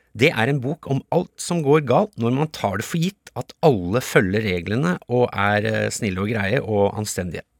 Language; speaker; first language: Norwegian; native; Norwegian